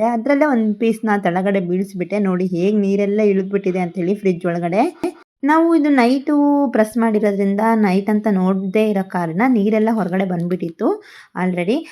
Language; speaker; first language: Kannada; native; Kannada